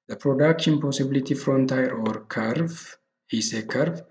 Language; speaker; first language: English; non-native, local second language; Amharic